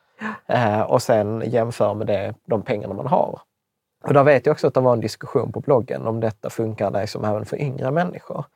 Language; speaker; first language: Swedish; early bilingual, other home language; Czech